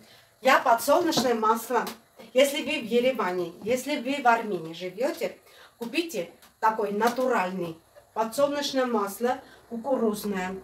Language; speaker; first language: Russian; non-native, fluent; Armenian